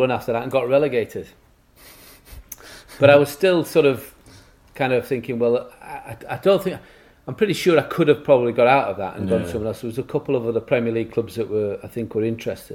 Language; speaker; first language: English; native; English